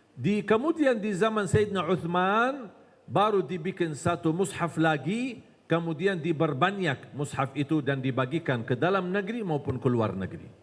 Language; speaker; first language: Malay; non-native, fluent; Arabic